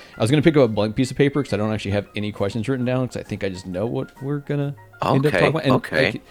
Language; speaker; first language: English; native; English